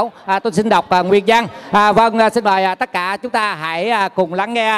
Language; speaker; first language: Vietnamese; native; Vietnamese